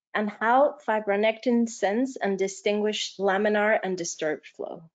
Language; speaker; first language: English; non-native, fluent; Spanish